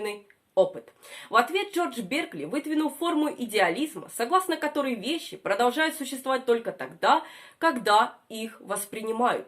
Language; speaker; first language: Russian; native; Russian